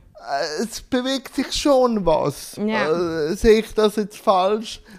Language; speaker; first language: German; native; German